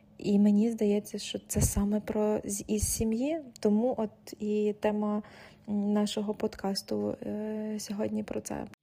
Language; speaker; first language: Ukrainian; native; Ukrainian